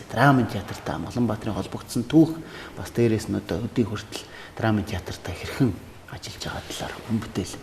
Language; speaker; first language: Mongolian; native; Mongolian